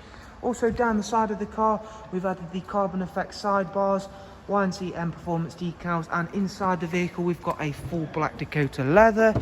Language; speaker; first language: English; native; English